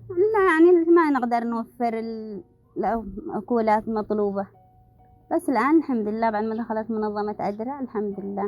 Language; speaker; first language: Arabic; native; Arabic